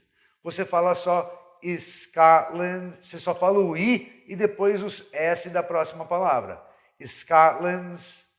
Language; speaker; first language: Portuguese; non-native, fluent; English